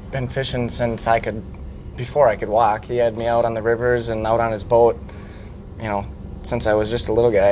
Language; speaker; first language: English; native; English